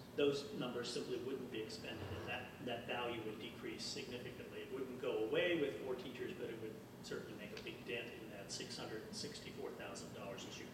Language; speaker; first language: English; native; English